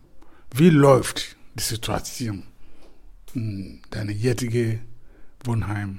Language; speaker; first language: German; non-native, learner; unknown